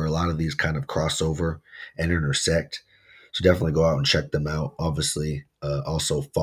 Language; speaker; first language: English; native; English